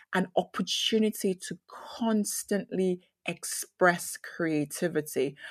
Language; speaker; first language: English; non-native, local second language; Yoruba